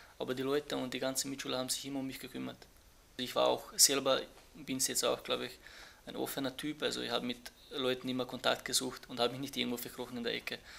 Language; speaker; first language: German; early bilingual, other home language; Bosnian